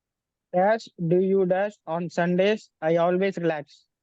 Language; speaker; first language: English; non-native, learner; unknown